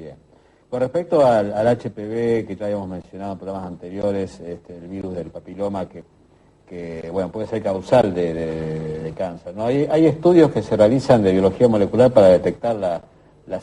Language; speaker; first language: Spanish; native; Spanish